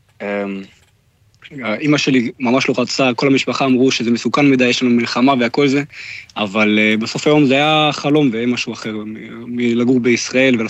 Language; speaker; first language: Hebrew; non-native, fluent; German